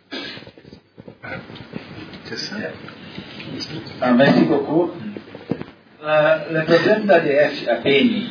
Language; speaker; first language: French; non-native, learner; Portuguese